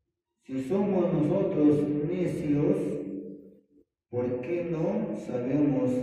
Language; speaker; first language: Spanish; non-native, fluent; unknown